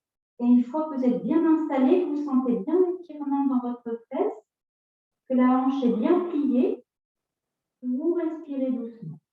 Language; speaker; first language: French; native; French